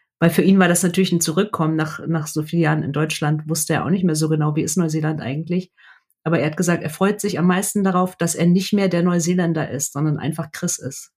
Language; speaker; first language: German; native; German